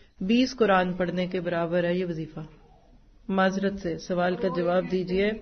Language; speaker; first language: Urdu; native; Urdu